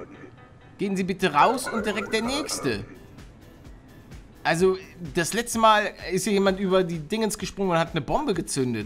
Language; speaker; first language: German; native; German